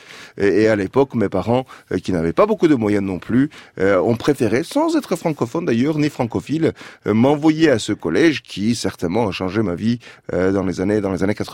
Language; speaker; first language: French; non-native, fluent; Turkish